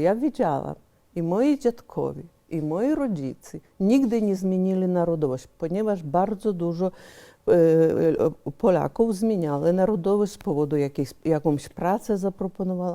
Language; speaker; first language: Polish; early bilingual, heritage; Polish